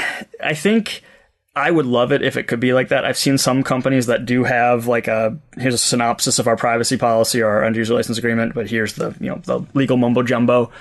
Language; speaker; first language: English; native; English